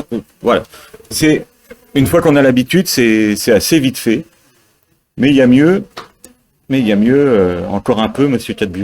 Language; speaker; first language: French; native; French